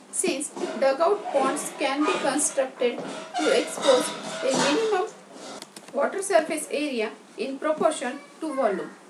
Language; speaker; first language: English; non-native, local second language; Marathi